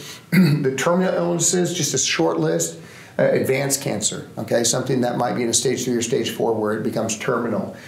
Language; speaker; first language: English; native; English